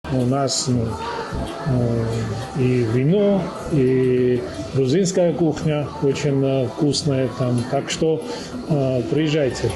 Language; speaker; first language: Russian; non-native, fluent; Georgian